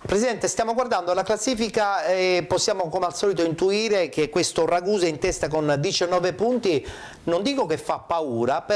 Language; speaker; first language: Italian; native; Italian